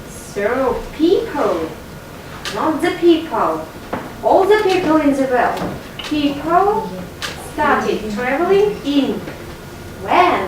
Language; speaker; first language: English; non-native, fluent; Russian